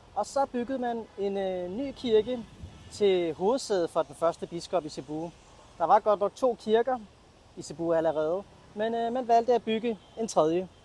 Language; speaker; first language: Danish; native; Danish